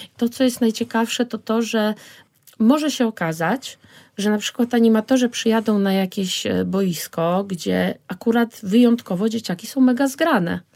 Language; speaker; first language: Polish; native; Polish